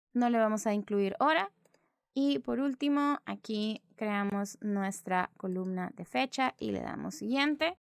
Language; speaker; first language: Spanish; native; Spanish